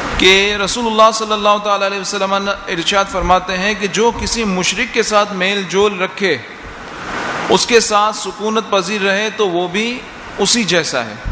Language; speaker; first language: Urdu; native; Urdu